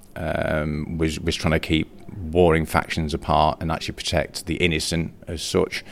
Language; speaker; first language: English; native; English